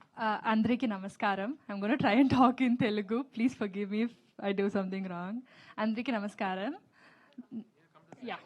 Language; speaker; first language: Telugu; non-native, learner; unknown